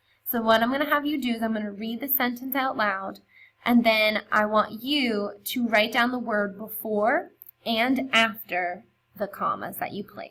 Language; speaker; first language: English; native; English